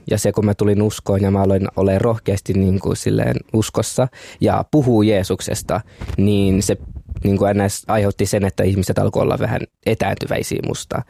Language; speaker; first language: Finnish; early bilingual, other home language; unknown